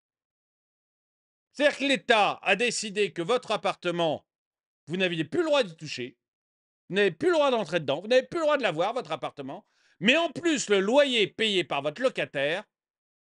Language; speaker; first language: French; native; French